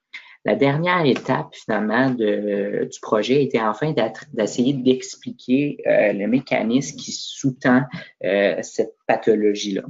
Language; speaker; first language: French; native; French